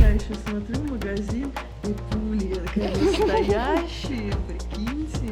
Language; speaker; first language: Russian; native; Russian